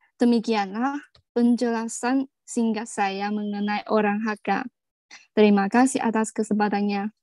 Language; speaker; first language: Indonesian; non-native, fluent; Chinese